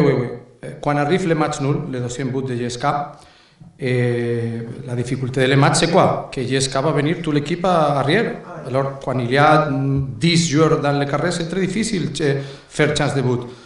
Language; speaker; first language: French; non-native, learner; Spanish